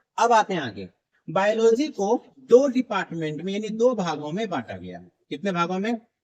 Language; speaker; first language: Hindi; native; Hindi